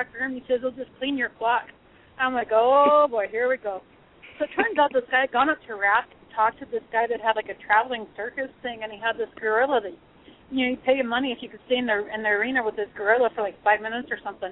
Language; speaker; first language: English; early bilingual, other home language; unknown